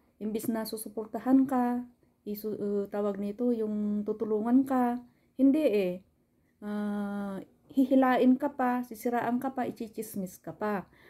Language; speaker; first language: Filipino; non-native, local second language; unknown